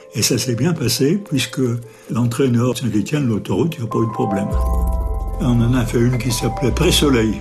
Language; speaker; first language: French; native; French